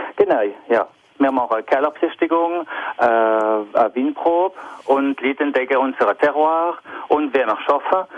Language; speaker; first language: German; non-native, local second language; French